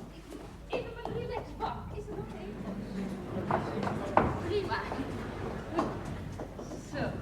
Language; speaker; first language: Dutch; native; Dutch